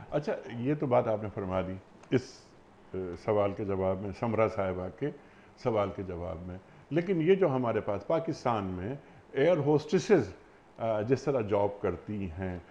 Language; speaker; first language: Urdu; native; Urdu